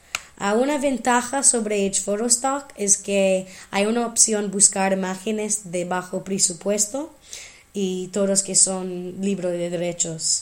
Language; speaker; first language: Spanish; non-native, fluent; English